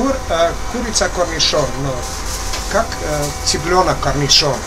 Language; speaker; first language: Russian; non-native, fluent; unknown